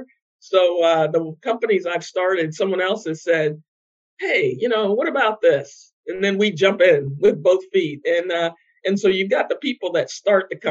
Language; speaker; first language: English; native; English